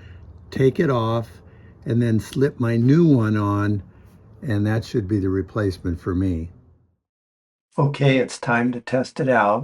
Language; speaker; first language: English; native; English